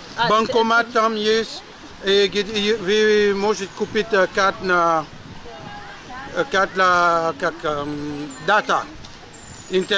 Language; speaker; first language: Russian; non-native, learner; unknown